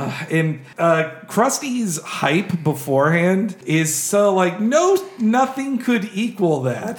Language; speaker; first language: English; native; English